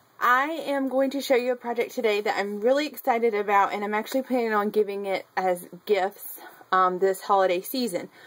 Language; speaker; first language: English; native; English